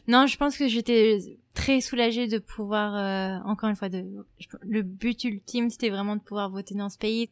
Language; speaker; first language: French; native; French